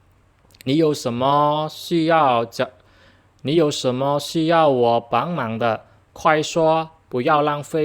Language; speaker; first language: Chinese; non-native, fluent; Khmer